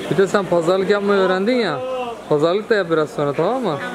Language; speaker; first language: Turkish; native; Turkish